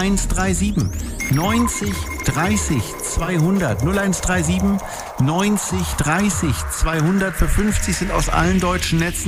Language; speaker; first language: German; native; German